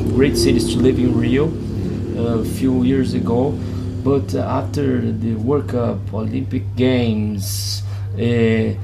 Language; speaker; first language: English; non-native, fluent; Portuguese